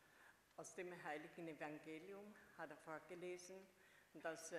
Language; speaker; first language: German; non-native, fluent; Hungarian